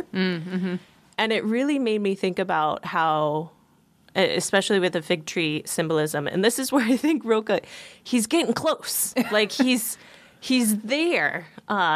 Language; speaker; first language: English; native; English